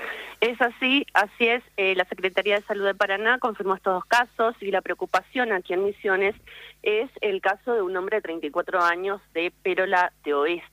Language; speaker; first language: Spanish; native; Spanish